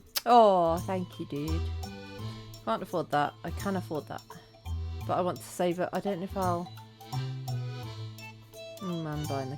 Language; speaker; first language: English; native; English